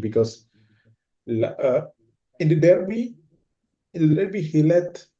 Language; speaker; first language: English; non-native, fluent; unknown